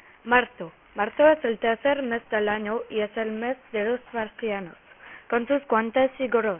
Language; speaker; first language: Spanish; non-native, learner; French